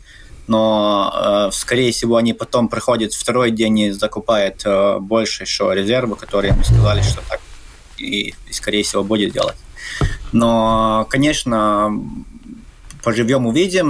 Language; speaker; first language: Russian; non-native, local second language; Latvian